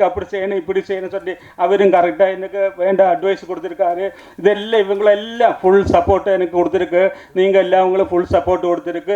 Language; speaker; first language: Tamil; non-native, learner; Malayalam